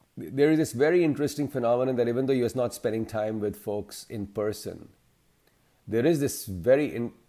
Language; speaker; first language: English; non-native, local second language; Hindi